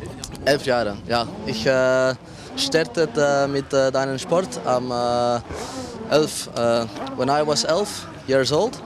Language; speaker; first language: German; non-native, learner; Dutch